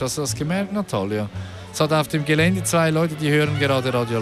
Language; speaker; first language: German; native; German